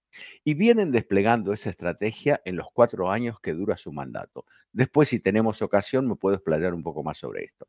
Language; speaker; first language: Spanish; native; Spanish